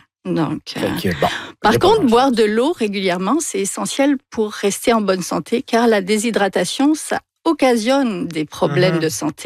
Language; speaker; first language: French; native; French